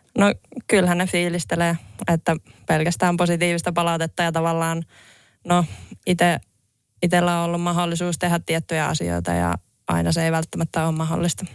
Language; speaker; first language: Finnish; native; Finnish